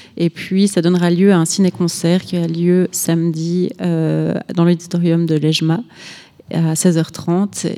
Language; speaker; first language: French; native; French